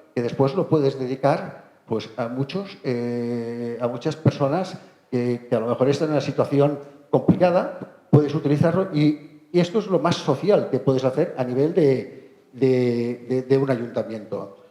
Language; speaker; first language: Spanish; non-native, local second language; Catalan